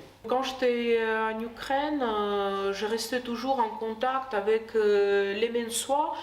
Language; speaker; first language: French; non-native, fluent; Ukrainian